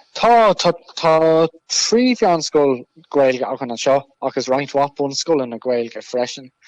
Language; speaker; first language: Irish; non-native, local second language; English